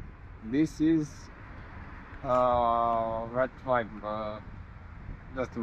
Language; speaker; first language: English; non-native, learner; Serbian